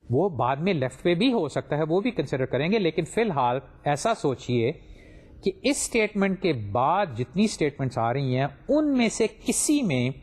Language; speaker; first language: Urdu; native; Urdu